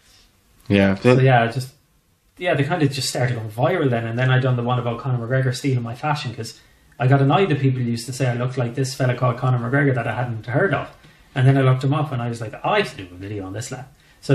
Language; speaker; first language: English; native; English